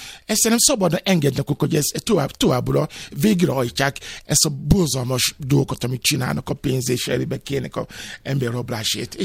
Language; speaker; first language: Hungarian; non-native, fluent; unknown